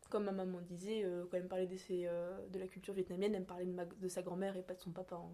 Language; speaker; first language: French; native; French